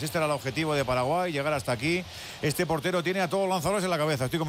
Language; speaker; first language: Spanish; native; Spanish